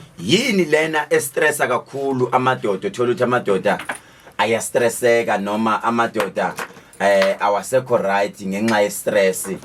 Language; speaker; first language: Zulu; native; Zulu